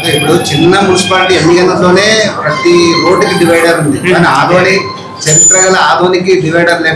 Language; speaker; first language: Telugu; native; Telugu